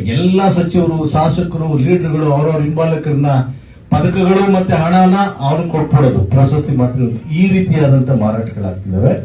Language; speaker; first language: Kannada; native; Kannada